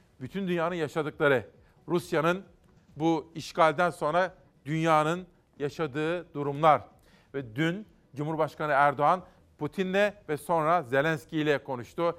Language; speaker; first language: Turkish; native; Turkish